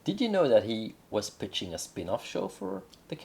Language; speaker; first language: English; non-native, fluent; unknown